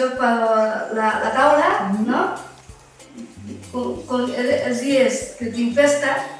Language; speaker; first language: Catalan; non-native, local second language; Spanish